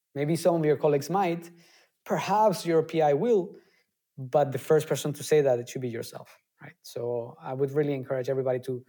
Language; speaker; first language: English; non-native, fluent; Spanish